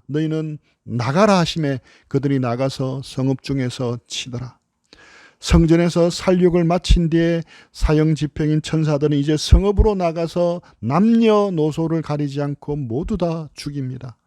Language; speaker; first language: Korean; native; Korean